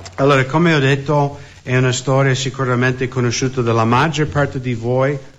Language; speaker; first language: Italian; non-native, fluent; English